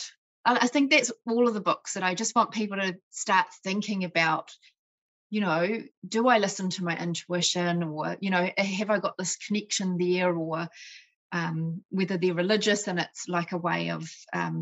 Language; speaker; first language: English; native; English